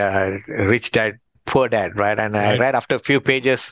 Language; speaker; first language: English; non-native, local second language; Tamil